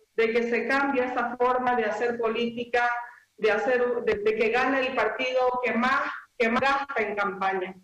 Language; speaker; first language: Spanish; native; Spanish